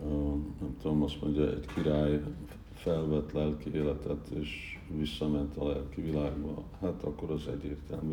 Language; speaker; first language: Hungarian; early bilingual, heritage; Hungarian